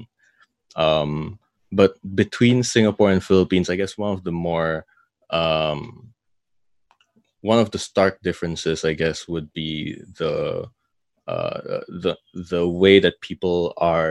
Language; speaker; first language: English; native; English